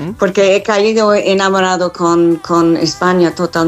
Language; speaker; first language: Spanish; non-native, learner; English